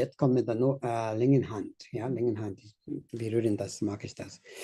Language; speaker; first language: German; non-native, learner; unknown